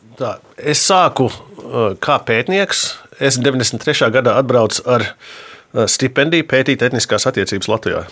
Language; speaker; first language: Latvian; early bilingual, heritage; Latvian